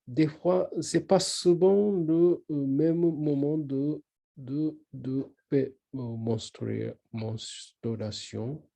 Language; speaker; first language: French; non-native, learner; Japanese